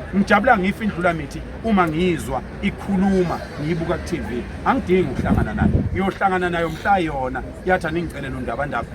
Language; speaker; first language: Zulu; native; Zulu